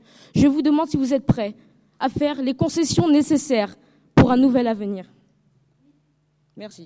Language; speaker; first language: French; early bilingual, heritage; French